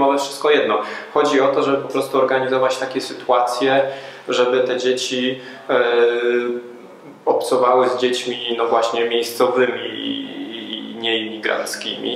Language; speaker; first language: Polish; native; Polish